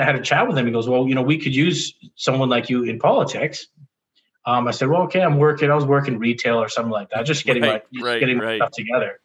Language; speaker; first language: English; native; English